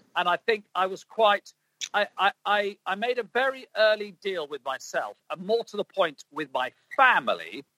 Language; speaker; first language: English; native; English